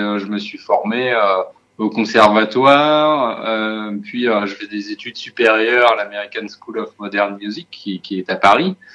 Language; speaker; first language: French; native; French